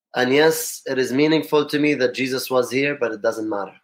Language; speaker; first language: English; non-native, fluent; Arabic